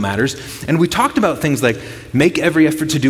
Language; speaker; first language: English; native; English